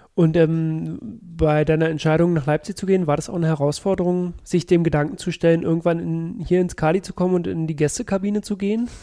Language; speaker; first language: German; native; German